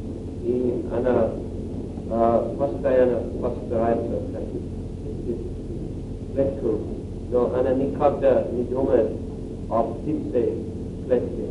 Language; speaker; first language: Russian; non-native, learner; English